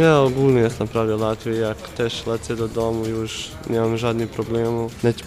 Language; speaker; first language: Polish; non-native, fluent; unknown